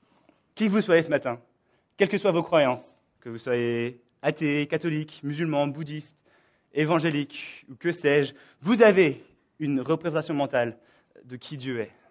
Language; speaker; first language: French; native; French